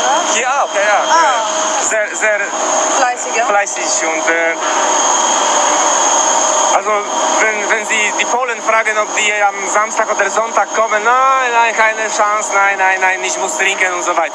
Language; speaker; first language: German; non-native, fluent; Polish